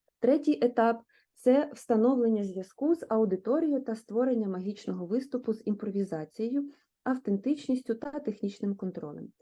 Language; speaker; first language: Ukrainian; native; Ukrainian